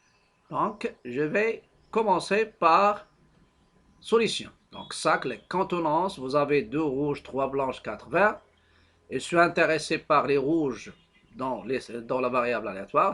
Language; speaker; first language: French; non-native, local second language; Arabic